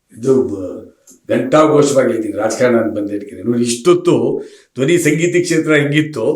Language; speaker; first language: Kannada; native; Kannada